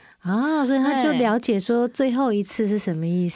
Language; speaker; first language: Chinese; native; Chinese